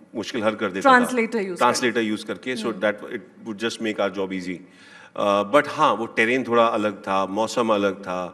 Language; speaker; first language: Hindi; native; Hindi